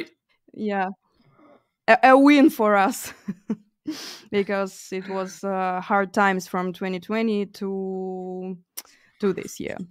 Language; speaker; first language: English; non-native, fluent; Russian